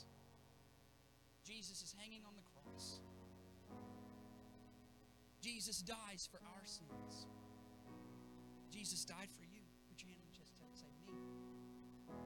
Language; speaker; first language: English; native; English